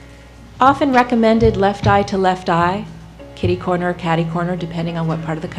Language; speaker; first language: English; native; English